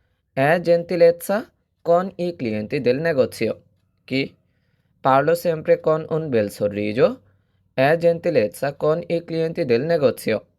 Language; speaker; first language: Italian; non-native, fluent; Bangla